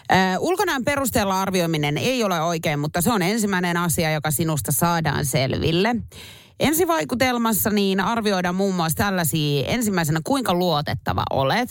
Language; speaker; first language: Finnish; native; Finnish